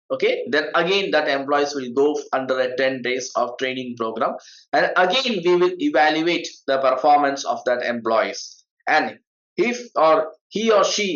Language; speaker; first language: English; non-native, local second language; Malayalam